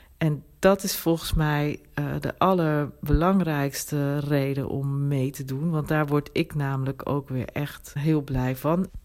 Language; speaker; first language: Dutch; native; Dutch